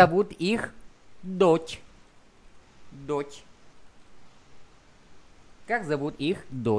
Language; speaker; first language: Russian; non-native, fluent; Vietnamese